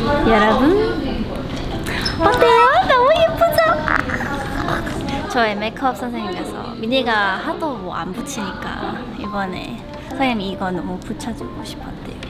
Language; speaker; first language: Korean; non-native, fluent; Thai